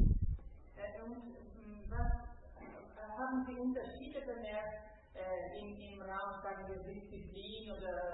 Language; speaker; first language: German; non-native, fluent; Italian